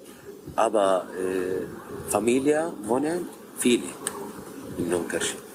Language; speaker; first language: German; non-native, learner; Arabic